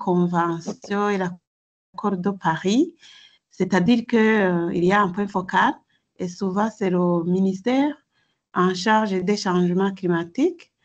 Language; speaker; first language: French; non-native, local second language; Rundi